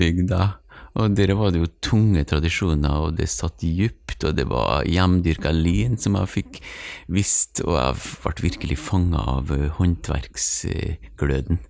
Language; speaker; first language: Norwegian; native; Norwegian